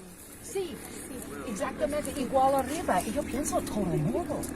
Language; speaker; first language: Spanish; non-native, learner; English